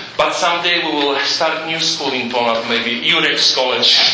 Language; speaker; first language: English; non-native, fluent; Polish